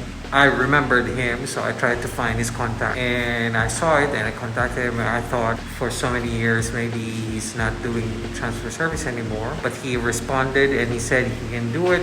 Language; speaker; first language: English; non-native, local second language; Filipino